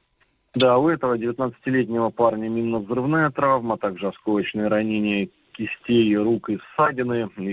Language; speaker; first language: Russian; native; Russian